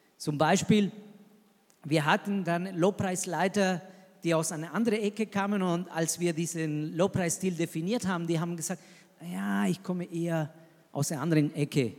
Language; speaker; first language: German; non-native, fluent; Spanish